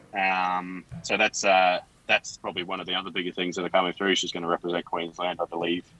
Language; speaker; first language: English; native; English